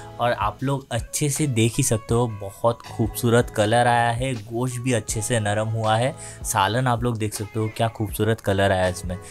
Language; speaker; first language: Hindi; native; Hindi